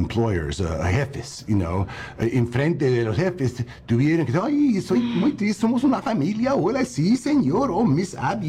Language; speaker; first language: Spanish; non-native, fluent; English